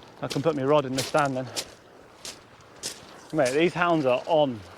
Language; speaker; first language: English; native; English